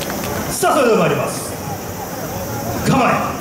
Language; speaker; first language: Japanese; native; Japanese